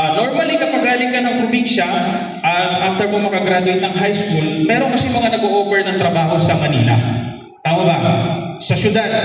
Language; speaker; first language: Filipino; non-native, local second language; Bikol